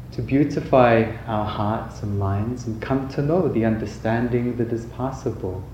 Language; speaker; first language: English; native; English